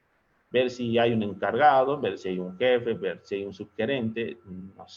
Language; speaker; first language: Spanish; native; Spanish